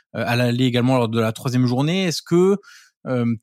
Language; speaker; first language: French; native; French